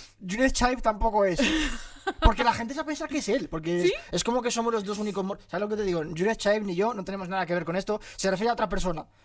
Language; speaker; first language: Spanish; early bilingual, other home language; Arabic